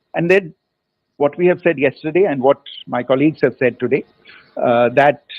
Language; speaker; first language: English; non-native, local second language; Hindi